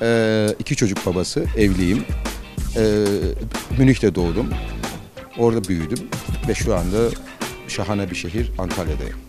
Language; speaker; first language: Turkish; early bilingual, heritage; Turkish